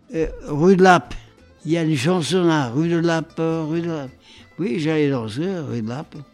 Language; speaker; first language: French; early bilingual, other home language; Polish